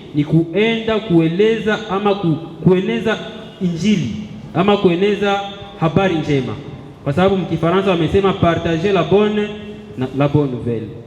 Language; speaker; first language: Swahili; native; Swahili